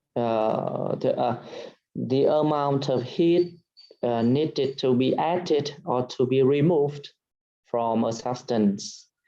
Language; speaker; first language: English; non-native, fluent; Vietnamese